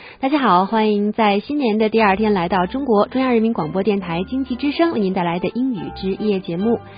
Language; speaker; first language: Chinese; native; Chinese